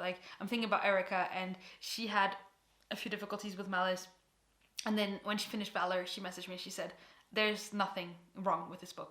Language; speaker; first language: English; non-native, fluent; Portuguese